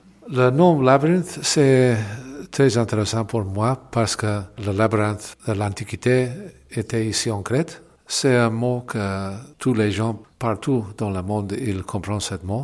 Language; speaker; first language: French; non-native, learner; English